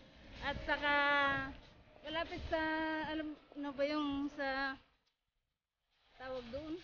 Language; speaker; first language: Filipino; native; Filipino